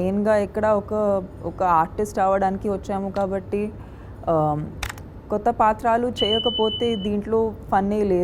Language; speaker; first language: Telugu; non-native, fluent; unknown